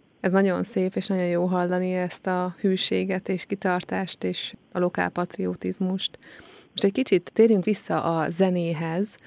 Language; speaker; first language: Hungarian; native; Hungarian